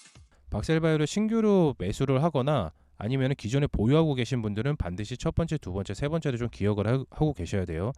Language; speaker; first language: Korean; native; Korean